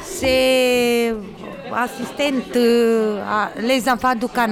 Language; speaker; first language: French; non-native, learner; Romanian